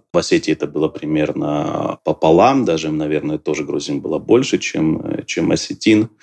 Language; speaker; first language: Russian; non-native, local second language; Georgian